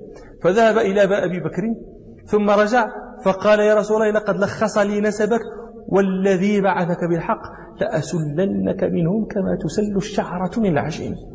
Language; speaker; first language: Arabic; native; Arabic